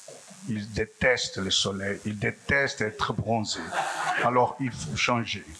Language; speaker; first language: French; non-native, fluent; Portuguese